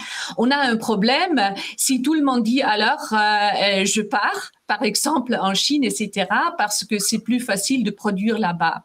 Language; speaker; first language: French; non-native, fluent; German